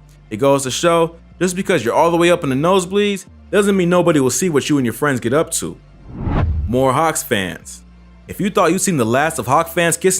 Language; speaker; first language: English; native; English